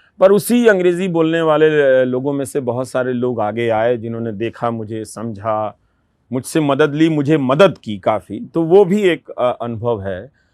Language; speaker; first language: Hindi; non-native, local second language; Bhojpuri